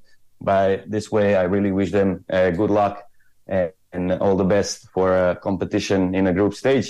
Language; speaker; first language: English; non-native, fluent; Croatian